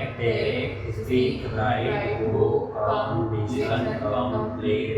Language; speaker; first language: English; non-native, learner; Hindi